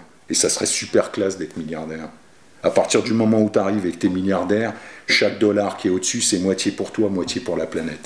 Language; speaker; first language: French; native; French